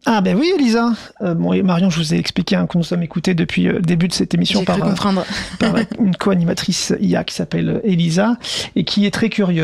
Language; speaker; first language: French; native; French